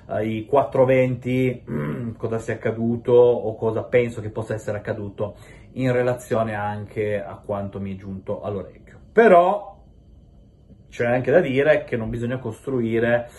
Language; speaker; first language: Italian; native; Italian